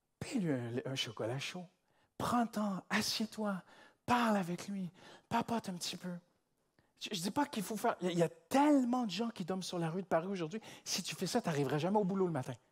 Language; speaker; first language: French; native; French